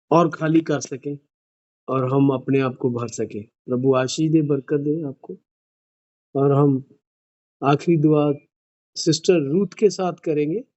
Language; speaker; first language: Hindi; non-native, local second language; Punjabi